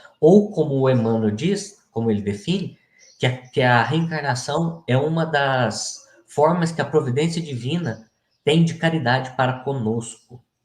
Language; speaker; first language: Portuguese; native; Portuguese